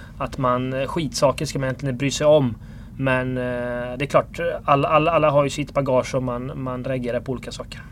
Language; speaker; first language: Swedish; early bilingual, other home language; Bosnian